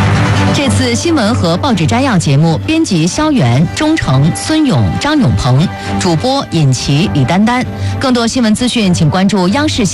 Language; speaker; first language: Chinese; native; Chinese